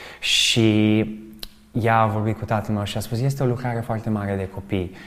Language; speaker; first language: Romanian; early bilingual, other home language; English